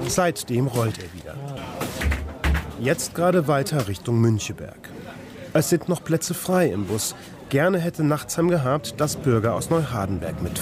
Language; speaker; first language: German; native; German